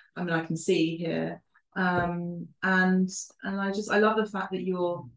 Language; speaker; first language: English; early bilingual, other home language; Spanish